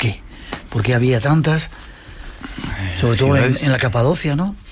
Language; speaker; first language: Spanish; native; Spanish